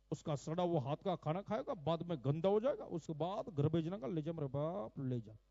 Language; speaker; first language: Hindi; non-native, local second language; Gujarati